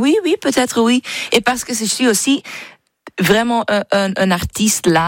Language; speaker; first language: French; non-native, learner; Dutch